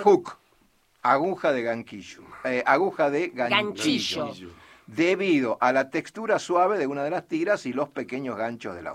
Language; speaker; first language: Spanish; native; Spanish